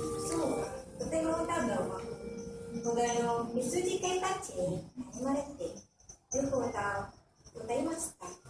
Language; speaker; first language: Japanese; non-native, learner; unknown